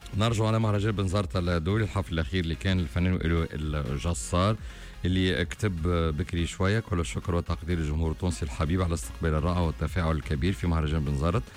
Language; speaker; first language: Arabic; native; Arabic